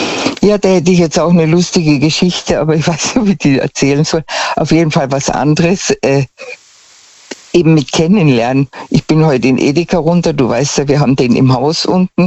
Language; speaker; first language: German; native; German